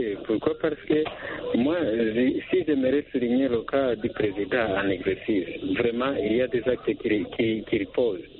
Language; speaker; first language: French; non-native, local second language; Rundi